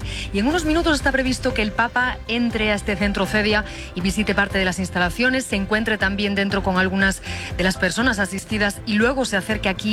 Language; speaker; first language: Spanish; native; Spanish